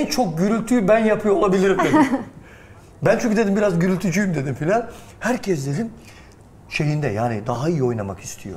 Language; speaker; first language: Turkish; native; Turkish